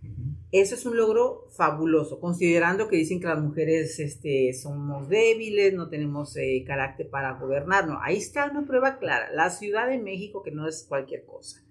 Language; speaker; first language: Spanish; native; Spanish